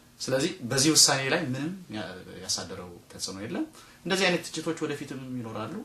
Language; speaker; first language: Amharic; native; Amharic